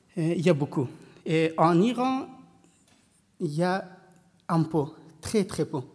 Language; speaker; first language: French; non-native, learner; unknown